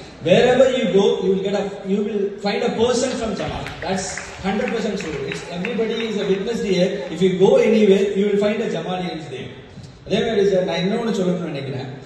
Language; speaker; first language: English; non-native, local second language; Tamil